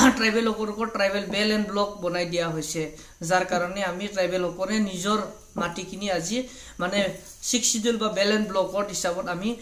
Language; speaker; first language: Assamese; non-native, local second language; Bodo